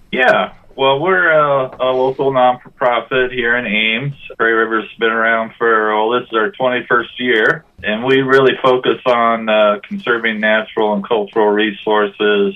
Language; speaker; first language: English; native; English